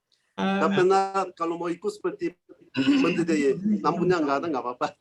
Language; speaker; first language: Indonesian; non-native, learner; Korean